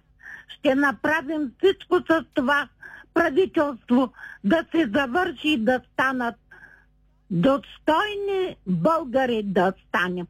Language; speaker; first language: Bulgarian; native; Bulgarian